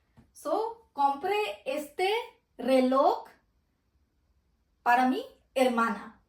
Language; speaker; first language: Spanish; non-native, fluent; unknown